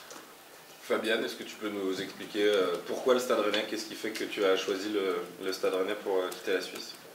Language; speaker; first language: French; native; French